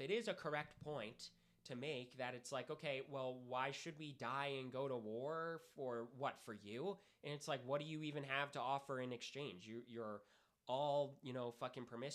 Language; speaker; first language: English; native; English